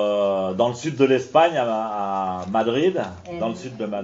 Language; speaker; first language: French; native; French